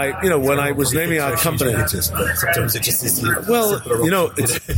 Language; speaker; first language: English; native; English